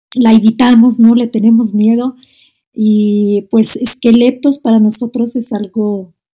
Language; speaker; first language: Spanish; non-native, fluent; Arabic